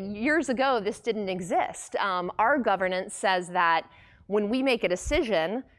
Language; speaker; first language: English; native; English